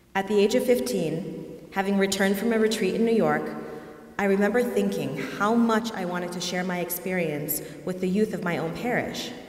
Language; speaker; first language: English; native; English